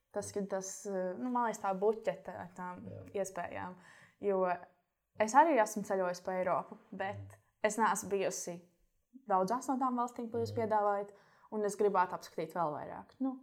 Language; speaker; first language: Latvian; native; Latvian